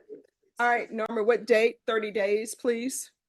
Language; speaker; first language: English; native; English